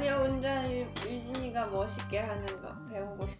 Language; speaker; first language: Korean; non-native, fluent; Chinese